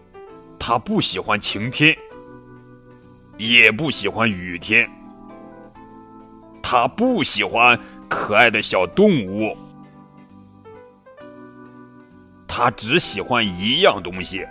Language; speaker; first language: Chinese; native; Chinese